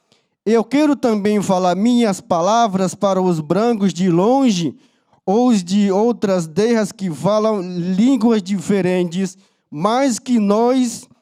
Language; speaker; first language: Portuguese; non-native, local second language; Yanomámi